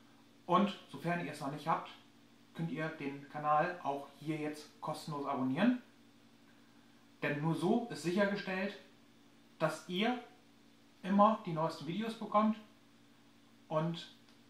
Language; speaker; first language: German; native; German